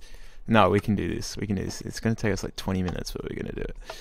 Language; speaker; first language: English; native; English